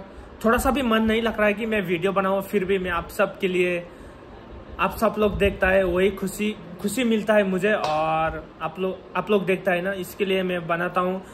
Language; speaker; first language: Hindi; non-native, local second language; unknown